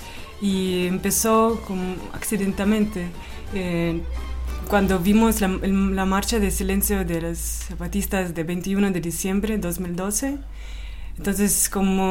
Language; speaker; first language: Spanish; non-native, fluent; Russian